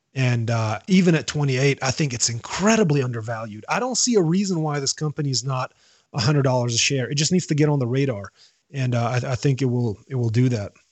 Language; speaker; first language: English; non-native, fluent; Arabic